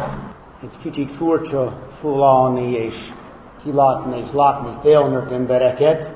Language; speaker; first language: Hungarian; non-native, fluent; English